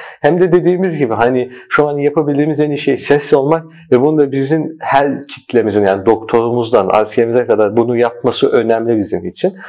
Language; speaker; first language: Turkish; early bilingual, heritage; Turkish